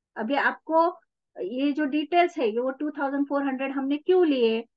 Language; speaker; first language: Hindi; non-native, local second language; Marathi